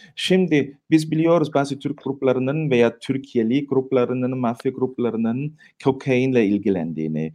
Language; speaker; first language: Turkish; non-native, fluent; German